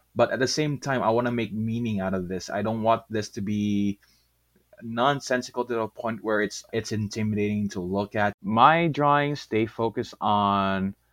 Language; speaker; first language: English; non-native, local second language; Filipino